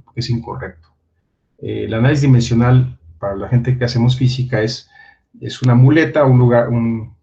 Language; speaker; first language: Spanish; native; Spanish